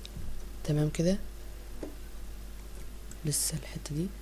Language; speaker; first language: Arabic; native; Arabic